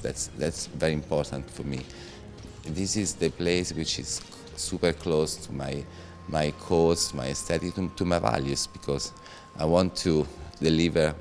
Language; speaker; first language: English; non-native, fluent; Italian